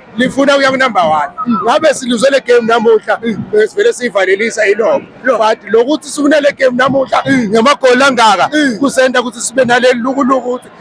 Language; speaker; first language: Zulu; non-native, local second language; Swati